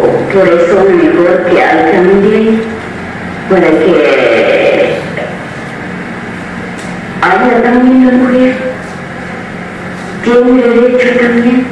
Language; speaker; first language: Spanish; non-native, local second language; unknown